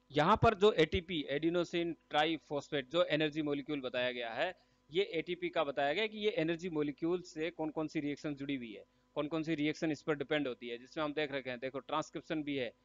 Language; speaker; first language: Hindi; native; Hindi